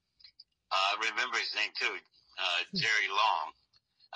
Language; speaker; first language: English; native; English